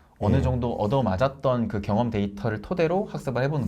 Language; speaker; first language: Korean; native; Korean